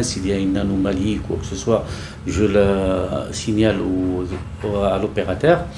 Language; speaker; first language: French; non-native, learner; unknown